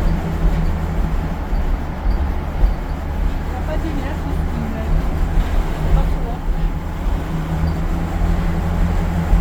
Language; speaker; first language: French; native; French